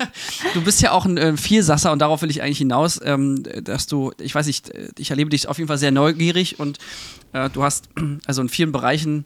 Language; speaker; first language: German; native; German